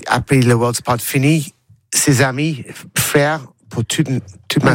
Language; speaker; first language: French; non-native, learner; English